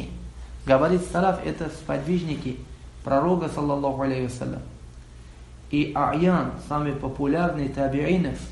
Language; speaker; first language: Russian; non-native, local second language; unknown